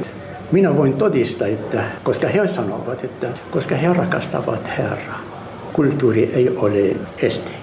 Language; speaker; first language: Finnish; non-native, learner; Arabic